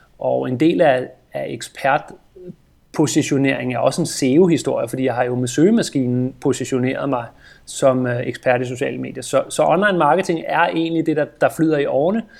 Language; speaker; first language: Danish; native; Danish